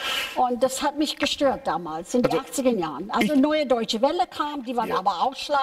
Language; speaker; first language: German; non-native, fluent; English